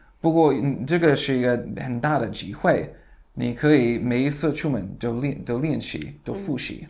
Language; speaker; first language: Chinese; non-native, fluent; English